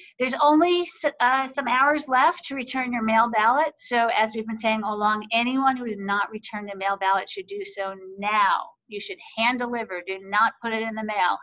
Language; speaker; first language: English; native; English